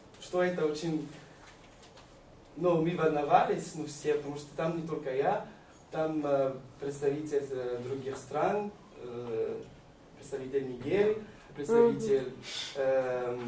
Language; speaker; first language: Russian; non-native, learner; Malagasy